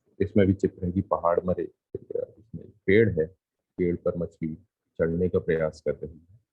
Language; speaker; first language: Hindi; native; Hindi